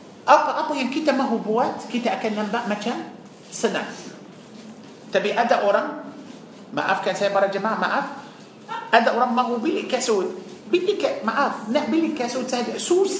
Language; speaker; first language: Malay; non-native, fluent; Arabic